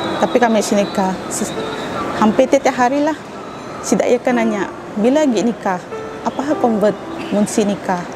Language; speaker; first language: Malay; non-native, local second language; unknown